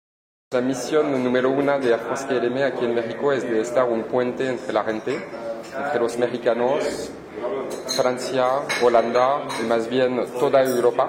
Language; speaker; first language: Spanish; non-native, fluent; French